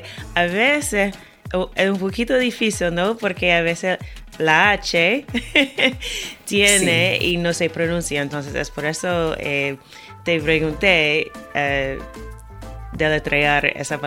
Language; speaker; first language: Spanish; non-native, fluent; English